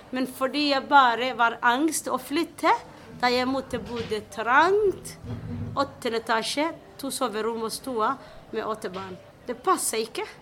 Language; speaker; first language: Norwegian; non-native, fluent; Somali